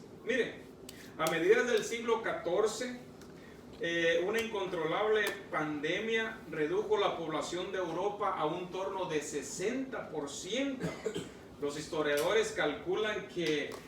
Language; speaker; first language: Spanish; native; Spanish